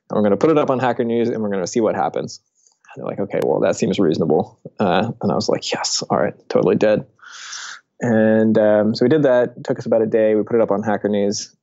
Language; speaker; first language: English; native; English